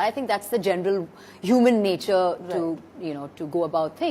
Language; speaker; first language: English; non-native, local second language; Hindi